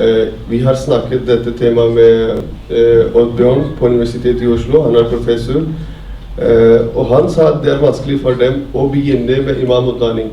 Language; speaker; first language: Norwegian; non-native, fluent; Urdu